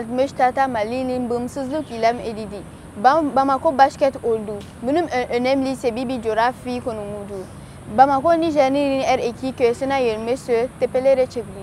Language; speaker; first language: Turkish; non-native, learner; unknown